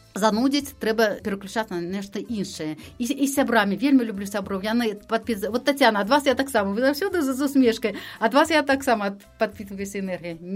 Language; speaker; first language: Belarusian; non-native, local second language; Russian